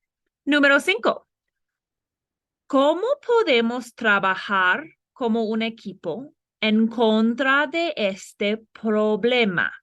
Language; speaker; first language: Spanish; non-native, fluent; English